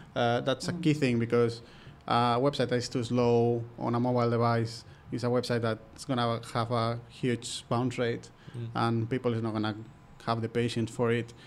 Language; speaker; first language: English; non-native, fluent; Spanish